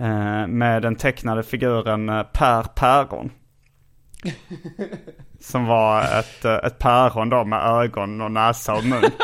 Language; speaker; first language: Swedish; native; Swedish